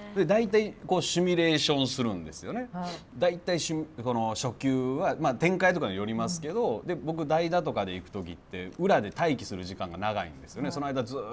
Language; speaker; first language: Japanese; native; Japanese